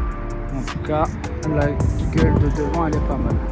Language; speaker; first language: French; native; French